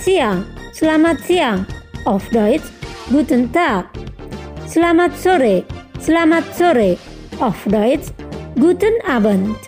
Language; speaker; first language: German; non-native, fluent; Indonesian